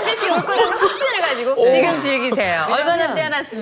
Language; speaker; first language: Korean; native; Korean